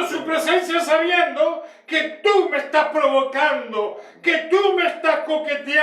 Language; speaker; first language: Spanish; native; Spanish